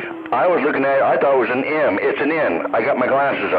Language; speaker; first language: English; native; English